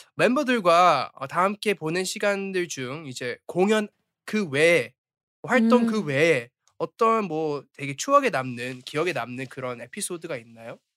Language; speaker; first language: Korean; early bilingual, heritage; Korean